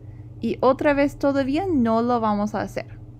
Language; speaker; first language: Spanish; non-native, fluent; English